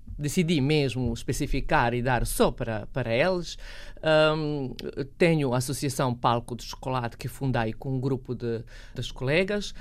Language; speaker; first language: Portuguese; non-native, fluent; Serbian